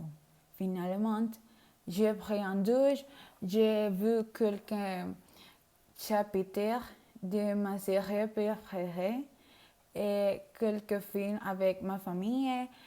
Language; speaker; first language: French; non-native, learner; Spanish